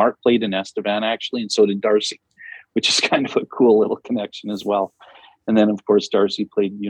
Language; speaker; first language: English; native; English